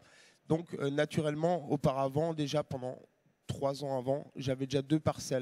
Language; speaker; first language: French; native; French